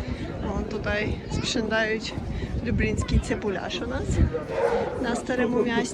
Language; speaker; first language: Polish; non-native, learner; Russian